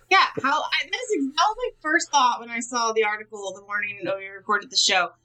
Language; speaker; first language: English; native; English